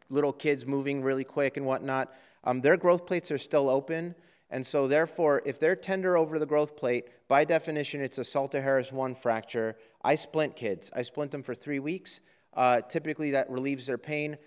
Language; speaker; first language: English; native; English